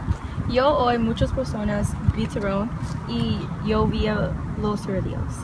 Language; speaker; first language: Spanish; non-native, learner; English